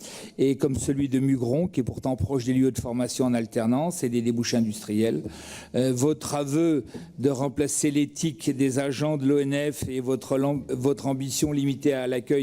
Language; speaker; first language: French; native; French